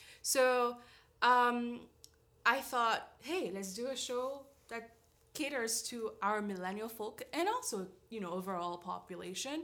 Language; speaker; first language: English; non-native, fluent; Haitian Creole